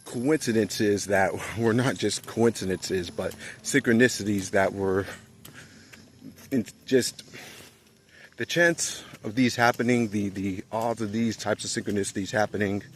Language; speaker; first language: English; native; English